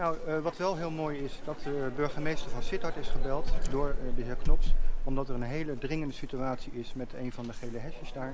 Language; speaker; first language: Dutch; native; Dutch